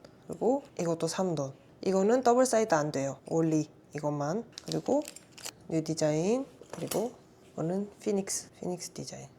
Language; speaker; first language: Korean; non-native, learner; Sinhala